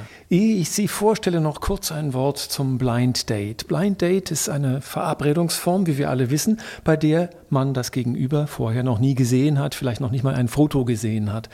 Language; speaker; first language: German; native; German